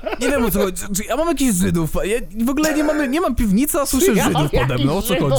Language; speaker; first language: Polish; native; Polish